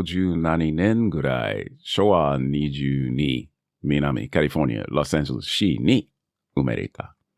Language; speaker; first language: Japanese; non-native, learner; English